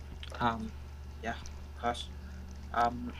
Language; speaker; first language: English; non-native, learner; Vietnamese